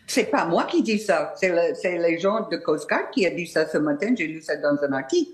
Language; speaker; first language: French; non-native, fluent; English